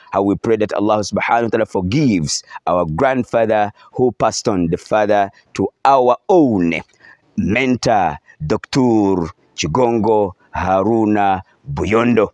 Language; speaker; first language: English; non-native, local second language; Ganda